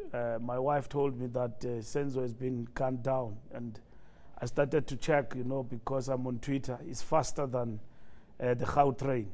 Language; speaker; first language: English; non-native, local second language; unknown